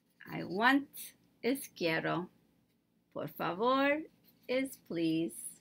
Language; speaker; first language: English; native; English